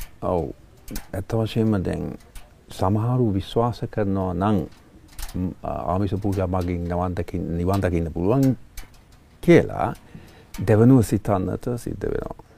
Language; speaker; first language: Sinhala; non-native, fluent; English